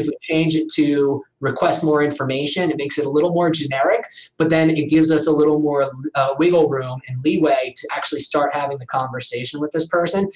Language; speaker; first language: English; native; English